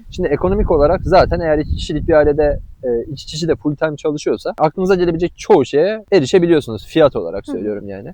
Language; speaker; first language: Turkish; native; Turkish